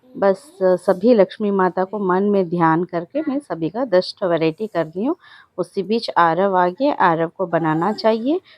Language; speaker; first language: Hindi; non-native, local second language; Telugu